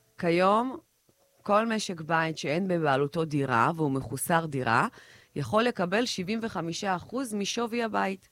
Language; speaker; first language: Hebrew; early bilingual, other home language; Russian